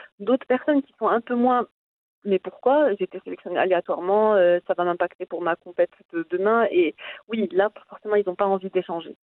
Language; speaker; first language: French; non-native, local second language; Arabic